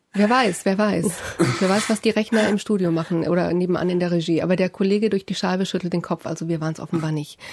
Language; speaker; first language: German; native; German